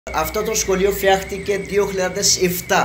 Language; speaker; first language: Greek; non-native, learner; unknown